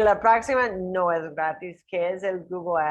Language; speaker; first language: Spanish; non-native, learner; English